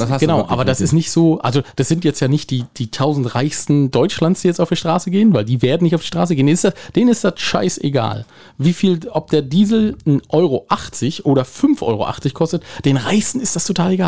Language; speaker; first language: German; native; German